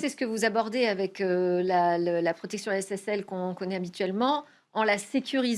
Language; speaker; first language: French; native; French